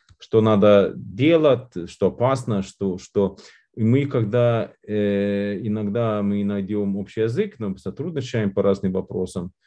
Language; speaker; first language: Russian; non-native, fluent; Lithuanian